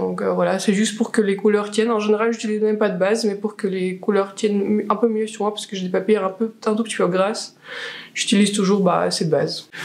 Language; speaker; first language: French; non-native, fluent; Russian